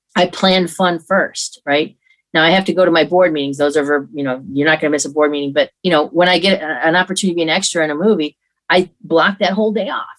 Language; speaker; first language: English; native; English